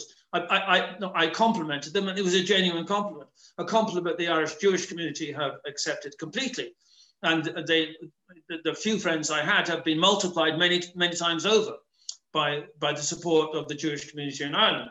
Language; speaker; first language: English; native; English